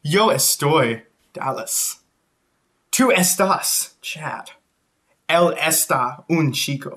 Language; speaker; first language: Spanish; non-native, learner; English